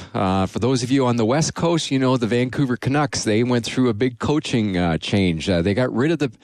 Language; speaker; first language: English; native; English